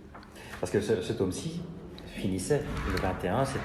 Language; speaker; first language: French; native; French